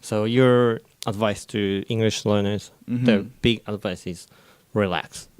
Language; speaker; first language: English; non-native, fluent; Japanese